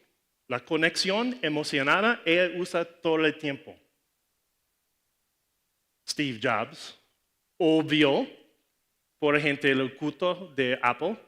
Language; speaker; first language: Spanish; non-native, learner; English